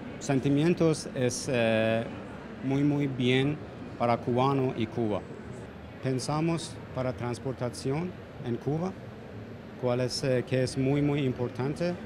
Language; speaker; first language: Spanish; non-native, learner; Persian